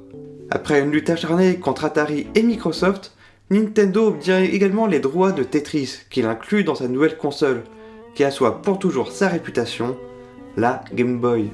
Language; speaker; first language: French; native; French